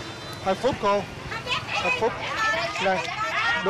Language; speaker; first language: Vietnamese; non-native, learner; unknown